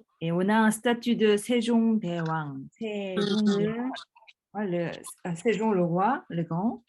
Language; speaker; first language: French; early bilingual, other home language; Korean